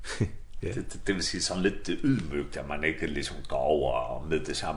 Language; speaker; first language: Danish; non-native, local second language; Faroese